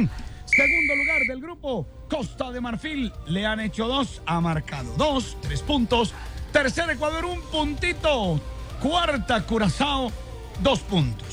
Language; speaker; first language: Spanish; native; Spanish